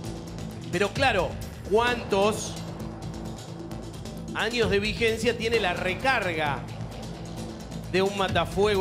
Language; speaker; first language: Spanish; native; Spanish